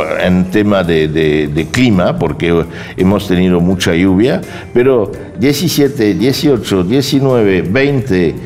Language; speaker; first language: Spanish; non-native, fluent; French